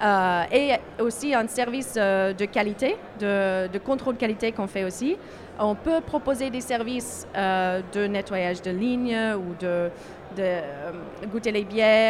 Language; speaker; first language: French; non-native, fluent; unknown